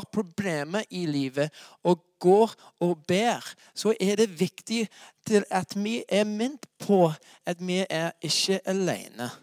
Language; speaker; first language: Norwegian; non-native, fluent; English